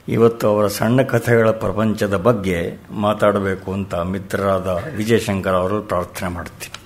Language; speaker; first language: Kannada; native; Kannada